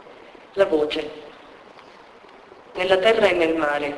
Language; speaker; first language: Italian; native; Italian